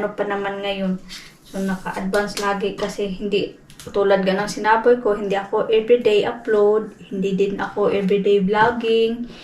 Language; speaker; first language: Filipino; non-native, local second language; Cebuano